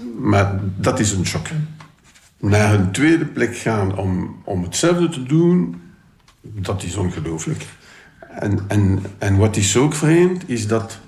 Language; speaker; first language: Dutch; non-native, local second language; French